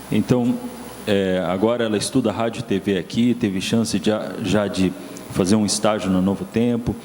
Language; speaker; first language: Portuguese; native; Portuguese